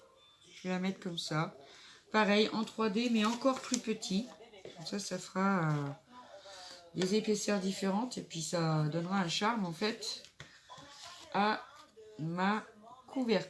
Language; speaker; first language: French; native; French